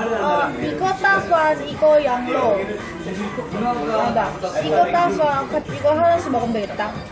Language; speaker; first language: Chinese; non-native, learner; Korean